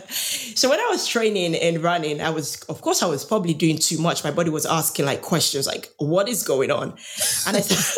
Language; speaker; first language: English; non-native, local second language; Yoruba